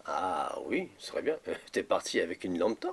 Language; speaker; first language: French; native; French